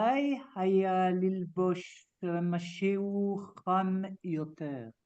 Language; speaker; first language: Hebrew; non-native, learner; French